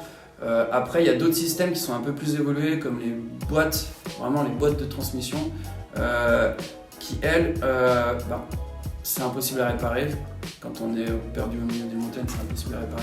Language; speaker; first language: French; native; French